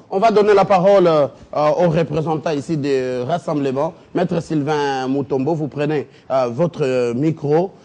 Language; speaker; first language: French; non-native, local second language; Lingala